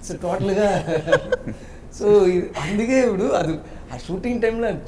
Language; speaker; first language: Telugu; non-native, learner; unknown